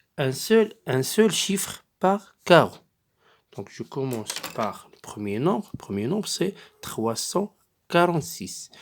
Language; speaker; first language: French; non-native, local second language; Arabic